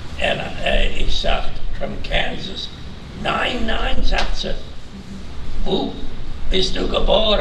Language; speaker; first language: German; early bilingual, heritage; German